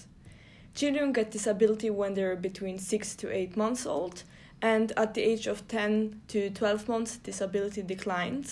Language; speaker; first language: English; non-native, fluent; German